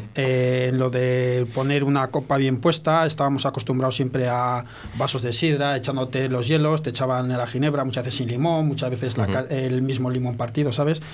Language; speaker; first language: Spanish; early bilingual, heritage; French